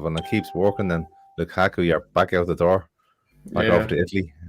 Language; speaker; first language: English; native; English